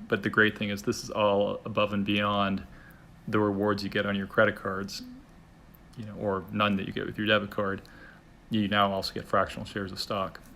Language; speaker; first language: English; native; English